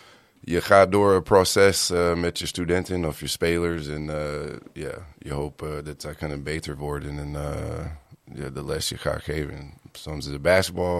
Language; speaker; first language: Dutch; non-native, learner; English